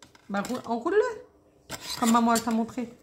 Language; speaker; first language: French; native; French